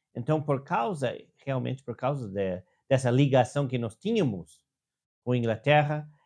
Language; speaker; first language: Portuguese; non-native, fluent; English